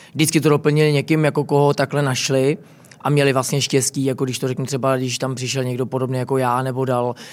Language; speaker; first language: Czech; native; Czech